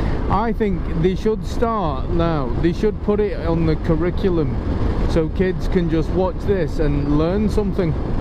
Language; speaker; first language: English; native; English